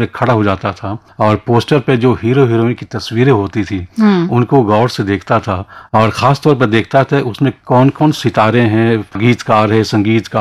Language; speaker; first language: Hindi; native; Hindi